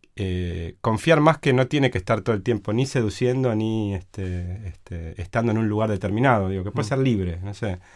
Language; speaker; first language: Spanish; native; Spanish